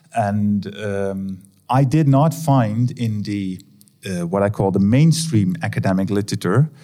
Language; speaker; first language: English; non-native, fluent; Dutch